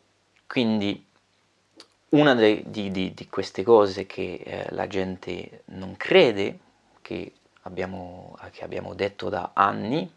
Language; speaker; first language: Italian; non-native, learner; French